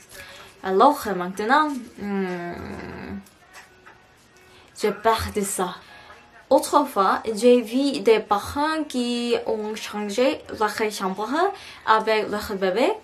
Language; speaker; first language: French; non-native, learner; Korean